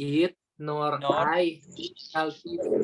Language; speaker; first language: English; non-native, learner; Indonesian